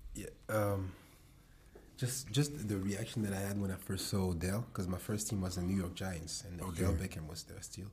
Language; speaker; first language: English; non-native, fluent; French